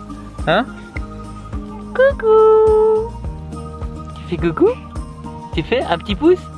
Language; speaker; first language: French; native; French